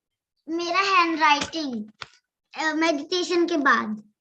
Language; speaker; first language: Hindi; native; Hindi